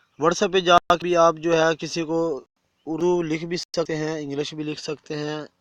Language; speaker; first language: Urdu; non-native, local second language; Punjabi